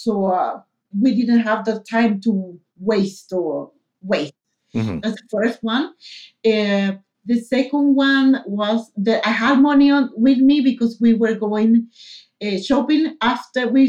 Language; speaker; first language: English; non-native, fluent; Spanish